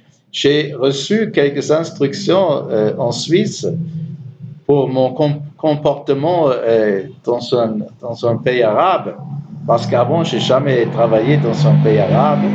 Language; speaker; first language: French; non-native, learner; German